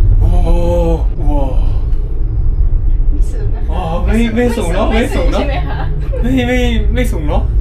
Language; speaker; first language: Thai; non-native, fluent; Korean